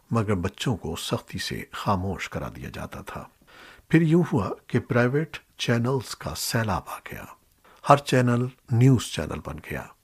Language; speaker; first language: Urdu; native; Urdu